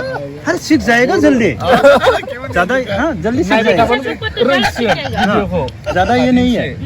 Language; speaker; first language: Hindi; non-native, local second language; Bodo